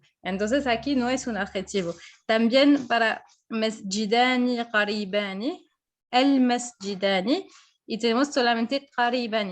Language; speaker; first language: Spanish; non-native, fluent; Arabic